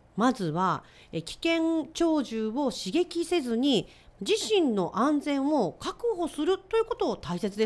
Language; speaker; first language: Japanese; native; Japanese